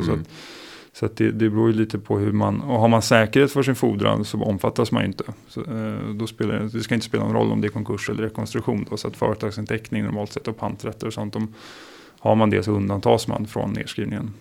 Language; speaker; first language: Swedish; native; Swedish